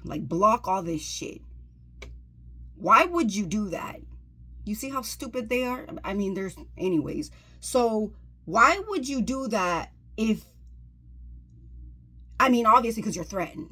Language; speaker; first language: English; native; English